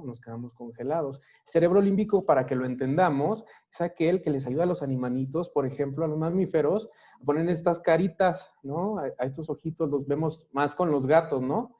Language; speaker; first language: Spanish; native; Spanish